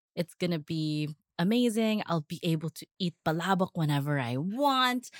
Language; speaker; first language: English; native; English